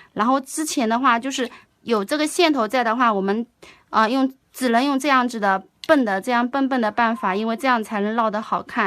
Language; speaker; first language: Chinese; native; Chinese